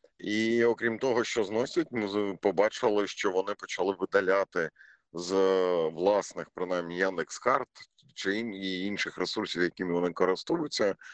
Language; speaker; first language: Ukrainian; non-native, local second language; Russian